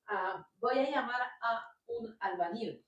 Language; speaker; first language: Spanish; non-native, learner; French